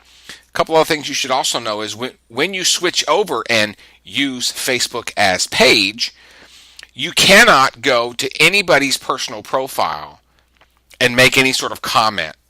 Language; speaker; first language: English; native; English